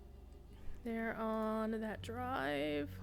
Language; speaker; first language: English; native; English